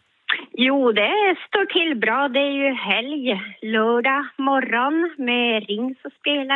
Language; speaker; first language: Swedish; native; Swedish